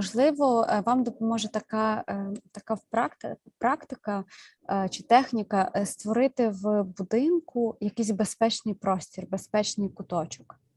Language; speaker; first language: Ukrainian; native; Ukrainian